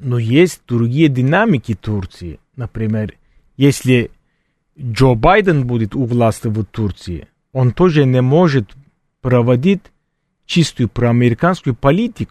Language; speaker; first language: Russian; non-native, fluent; Turkish